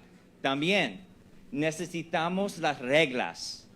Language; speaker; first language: Spanish; non-native, fluent; English